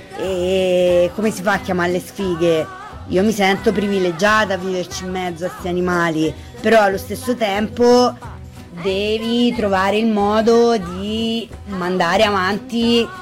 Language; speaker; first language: Italian; native; Italian